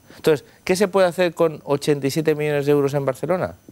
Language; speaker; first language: Spanish; non-native, local second language; Catalan